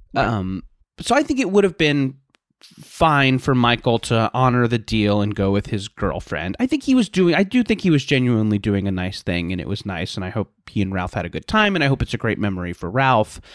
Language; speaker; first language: English; native; English